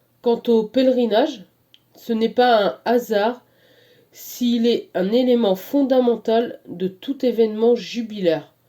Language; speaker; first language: French; native; French